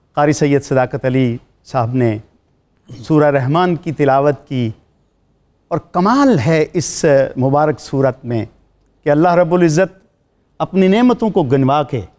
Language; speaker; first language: Urdu; native; Urdu